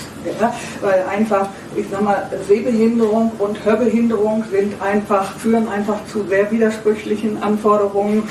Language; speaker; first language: German; native; German